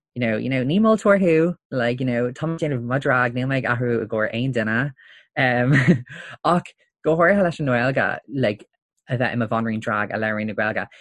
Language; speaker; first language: Irish; native; Irish